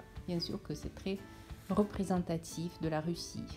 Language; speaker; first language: French; non-native, fluent; Russian